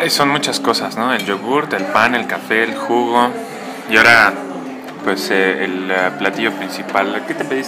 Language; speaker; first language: Spanish; native; Spanish